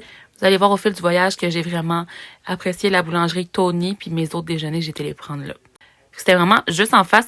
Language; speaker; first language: French; native; French